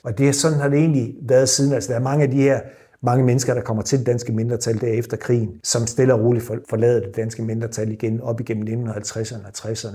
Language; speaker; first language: Danish; native; Danish